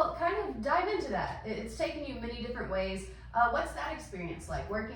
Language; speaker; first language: English; native; English